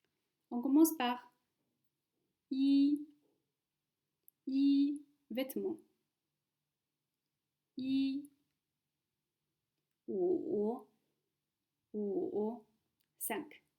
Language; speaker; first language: French; non-native, fluent; Chinese